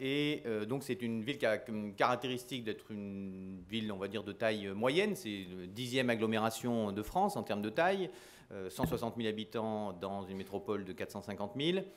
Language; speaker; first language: French; native; French